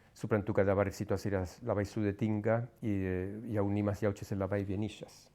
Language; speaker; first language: Lithuanian; non-native, fluent; Spanish